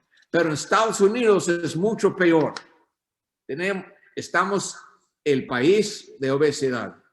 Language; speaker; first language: Spanish; non-native, learner; English